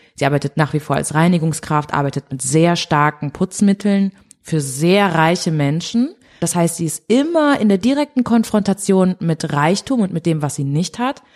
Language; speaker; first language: German; early bilingual, other home language; Portuguese